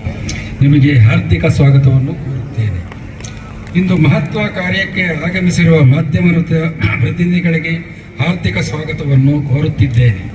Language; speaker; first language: Kannada; native; Kannada